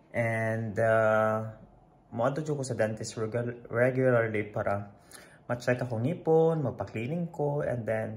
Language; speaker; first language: Cebuano; non-native, local second language; Filipino